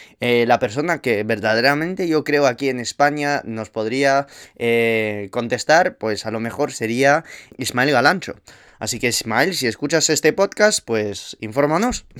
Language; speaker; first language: Spanish; early bilingual, heritage; Spanish